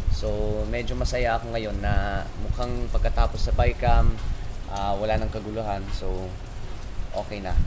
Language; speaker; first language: Filipino; native; Filipino